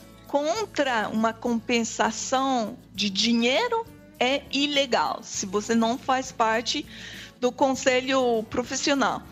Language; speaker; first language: Portuguese; non-native, fluent; French